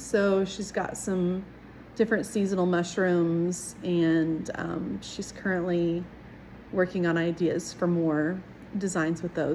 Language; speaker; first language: English; native; English